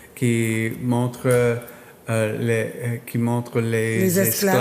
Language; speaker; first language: French; non-native, learner; English